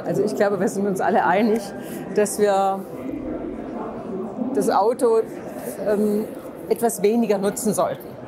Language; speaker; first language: German; native; German